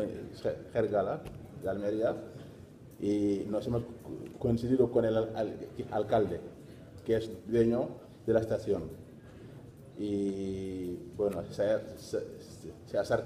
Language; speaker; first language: Spanish; non-native, fluent; Wolof